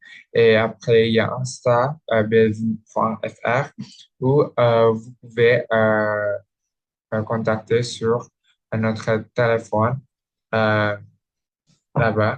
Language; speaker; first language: French; non-native, learner; Indonesian